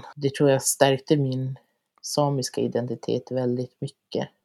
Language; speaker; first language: Swedish; native; Swedish